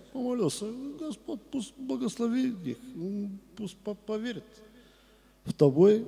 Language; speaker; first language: Russian; non-native, learner; Bulgarian